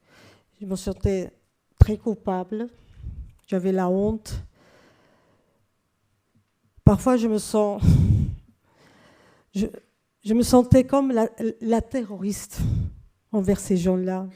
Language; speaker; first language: French; non-native, fluent; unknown